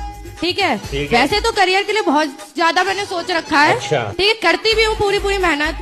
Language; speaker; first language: Hindi; native; Hindi